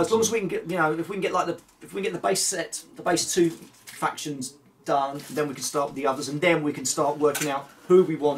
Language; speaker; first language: English; native; English